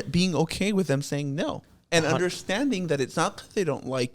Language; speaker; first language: English; native; English